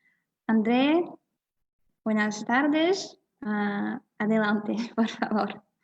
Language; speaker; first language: Spanish; non-native, fluent; Russian